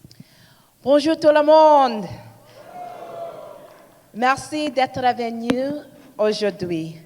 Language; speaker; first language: French; non-native, learner; English